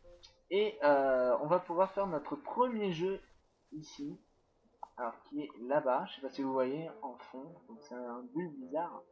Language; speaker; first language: French; native; French